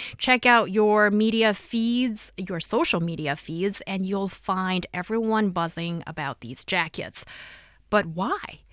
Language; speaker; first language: English; non-native, fluent; Chinese